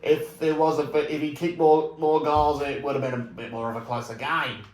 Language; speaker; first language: English; native; English